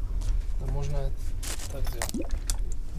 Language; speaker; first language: Russian; non-native, learner; French